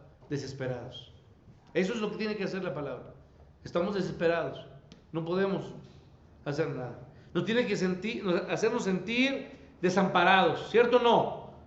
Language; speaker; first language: Spanish; native; Spanish